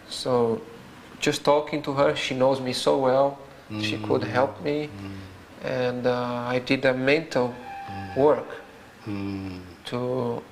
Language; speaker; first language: English; non-native, fluent; Portuguese